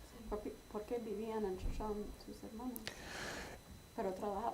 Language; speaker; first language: Spanish; non-native, fluent; English